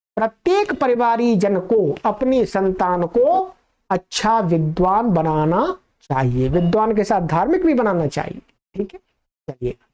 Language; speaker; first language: Hindi; native; Hindi